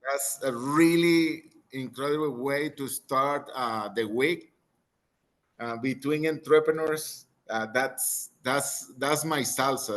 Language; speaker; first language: English; non-native, fluent; Spanish